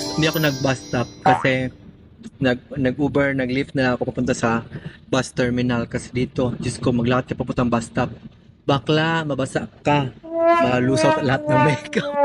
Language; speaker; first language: Filipino; non-native, local second language; Cebuano